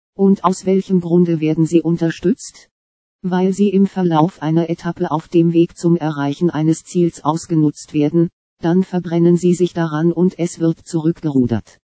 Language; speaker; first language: German; native; German